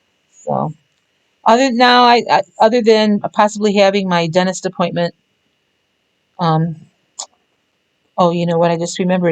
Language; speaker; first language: English; native; English